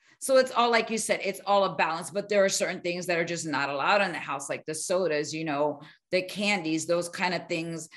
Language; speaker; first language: English; early bilingual, other home language; Spanish